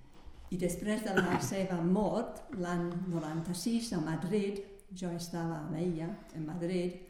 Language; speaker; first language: Catalan; non-native, fluent; English